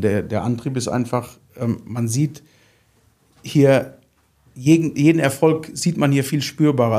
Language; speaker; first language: German; native; German